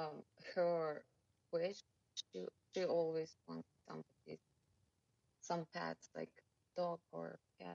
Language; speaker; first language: English; non-native, learner; Russian